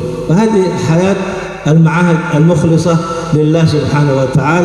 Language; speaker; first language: Arabic; native; Arabic